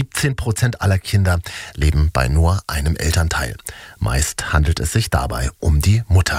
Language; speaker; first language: German; native; German